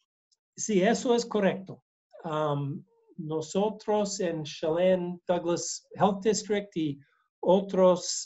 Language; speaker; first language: Spanish; non-native, learner; English